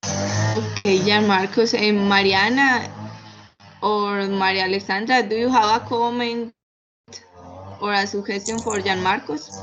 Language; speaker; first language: English; non-native, fluent; Spanish